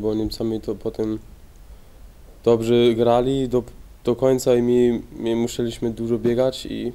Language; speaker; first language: Polish; early bilingual, heritage; Polish